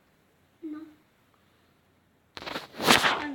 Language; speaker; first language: French; native; French